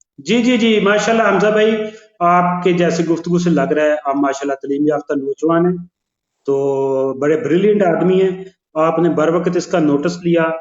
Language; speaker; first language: Urdu; non-native, local second language; Punjabi